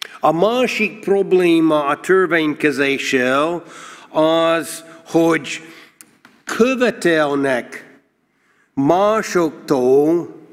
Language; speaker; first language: Hungarian; non-native, learner; English